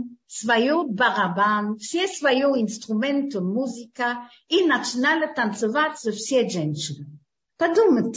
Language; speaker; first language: Russian; early bilingual, heritage; Hebrew